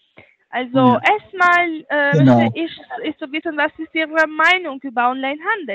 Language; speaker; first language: German; non-native, learner; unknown